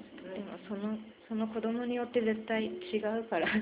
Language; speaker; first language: Japanese; native; Japanese